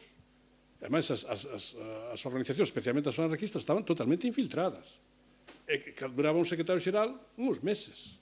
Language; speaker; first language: Galician; native; Galician